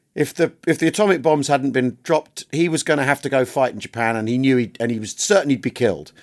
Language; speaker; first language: English; native; English